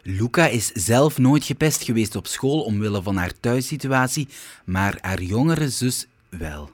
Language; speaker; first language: Dutch; native; Dutch